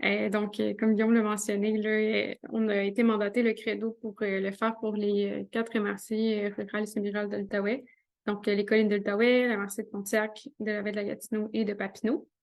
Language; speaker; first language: French; native; French